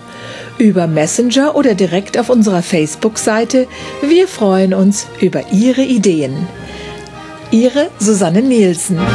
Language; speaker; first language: German; native; German